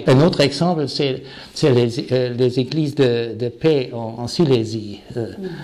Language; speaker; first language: French; non-native, fluent; German